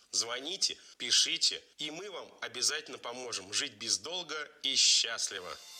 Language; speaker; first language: Russian; native; Russian